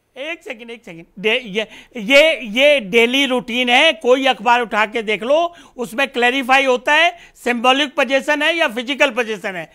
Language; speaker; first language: Hindi; native; Hindi